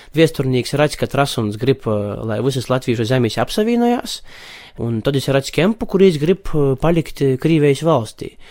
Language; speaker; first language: Latvian; native; Latvian